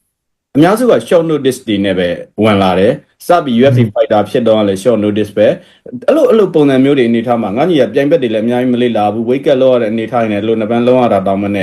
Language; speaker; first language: Burmese; native; Burmese